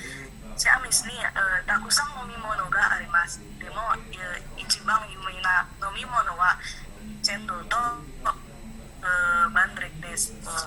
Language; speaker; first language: Japanese; non-native, learner; Indonesian